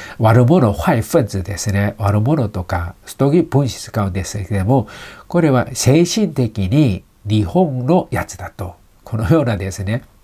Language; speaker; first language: Japanese; non-native, fluent; Chinese